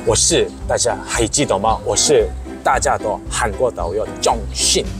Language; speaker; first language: Chinese; non-native, learner; Korean